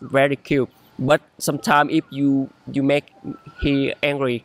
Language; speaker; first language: English; non-native, learner; Vietnamese